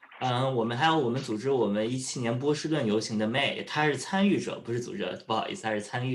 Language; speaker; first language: Chinese; native; Chinese